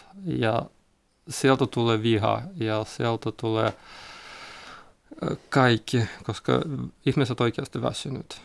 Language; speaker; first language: Finnish; non-native, learner; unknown